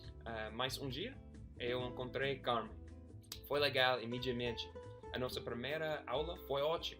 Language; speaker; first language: Portuguese; non-native, fluent; English